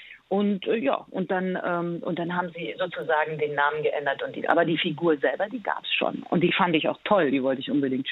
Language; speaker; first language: German; early bilingual, other home language; Persian